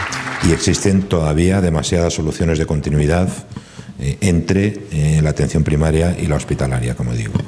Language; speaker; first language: Spanish; native; Spanish